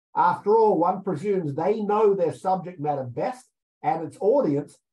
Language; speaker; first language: English; native; English